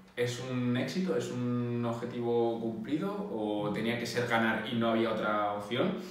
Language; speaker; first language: Spanish; native; Spanish